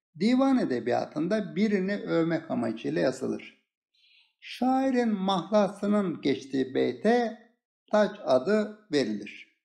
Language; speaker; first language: Turkish; native; Turkish